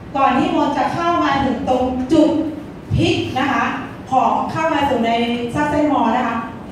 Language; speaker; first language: Thai; non-native, local second language; Shan